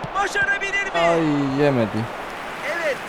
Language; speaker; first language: Turkish; native; Turkish